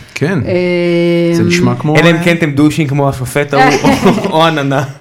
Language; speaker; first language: Hebrew; native; Hebrew